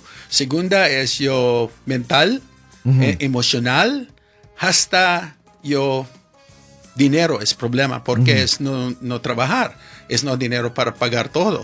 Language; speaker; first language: Spanish; non-native, learner; English